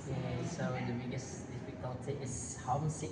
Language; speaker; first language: English; non-native, learner; Indonesian